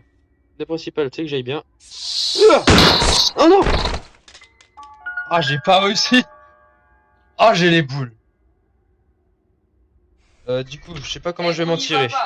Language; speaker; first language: French; native; French